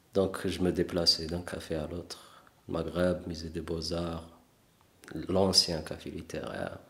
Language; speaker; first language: French; non-native, local second language; Arabic